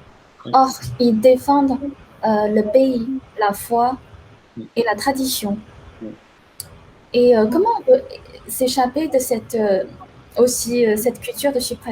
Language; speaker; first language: French; non-native, fluent; Chinese